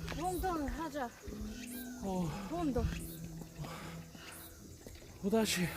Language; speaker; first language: Korean; non-native, learner; Russian